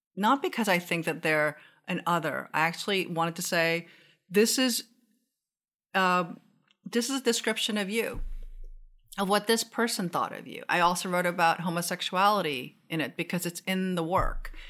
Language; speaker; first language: English; non-native, fluent; Korean